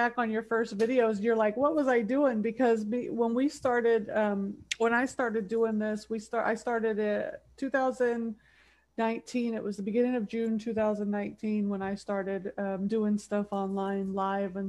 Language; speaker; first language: English; native; English